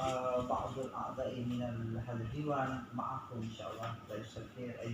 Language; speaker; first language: Arabic; non-native, learner; Indonesian